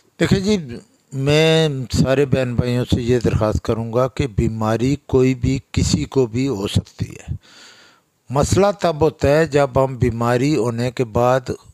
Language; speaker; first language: Urdu; non-native, local second language; Pahari-Potwari